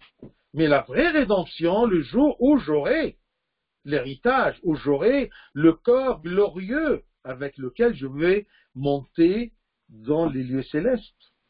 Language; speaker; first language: French; non-native, fluent; Arabic